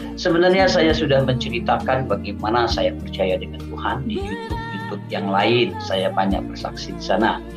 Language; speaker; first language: Indonesian; non-native, local second language; Achinese